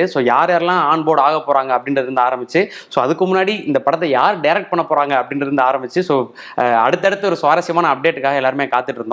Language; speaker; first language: Tamil; native; Tamil